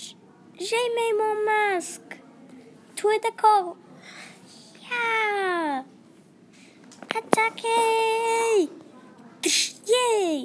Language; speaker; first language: French; non-native, learner; English